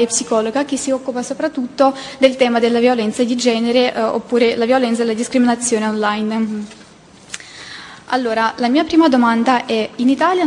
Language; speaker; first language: Italian; non-native, fluent; Ukrainian